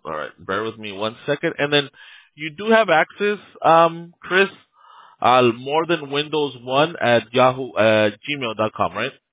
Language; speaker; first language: English; early bilingual, other home language; Spanish